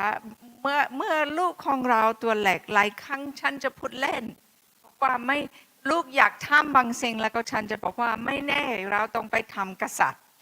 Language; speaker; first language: Thai; non-native, fluent; English